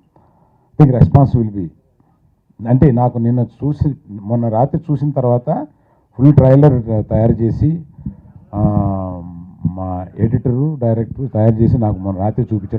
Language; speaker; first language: Telugu; native; Telugu